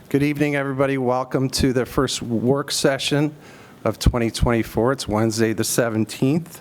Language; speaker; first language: English; native; English